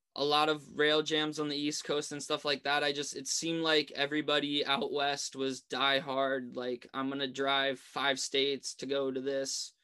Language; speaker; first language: English; native; English